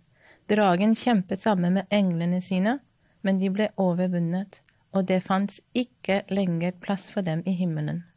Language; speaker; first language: Norwegian; non-native, fluent; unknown